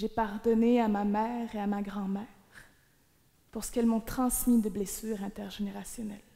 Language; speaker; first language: French; native; French